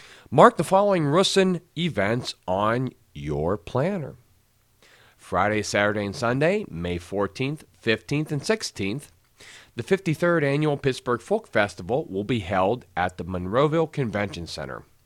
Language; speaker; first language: English; native; English